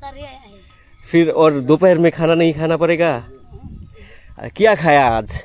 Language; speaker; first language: Hindi; non-native, learner; Bangla